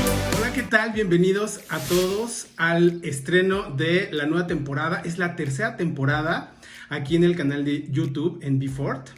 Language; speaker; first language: Spanish; native; Spanish